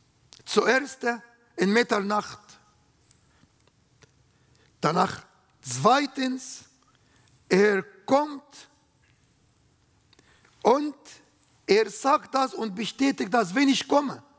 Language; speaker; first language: German; non-native, learner; Arabic